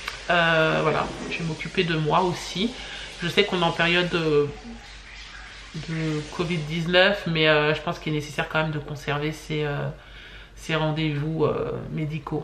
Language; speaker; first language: French; native; French